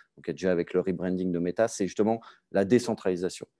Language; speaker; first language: French; native; French